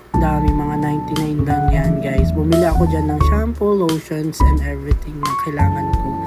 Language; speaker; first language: Filipino; non-native, local second language; Cebuano